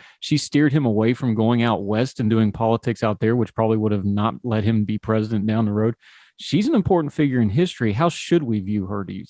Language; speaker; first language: English; native; English